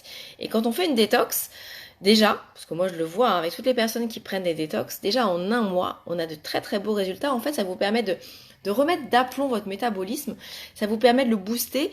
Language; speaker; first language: French; native; French